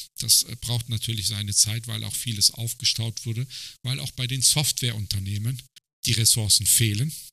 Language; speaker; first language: German; early bilingual, other home language; Turkish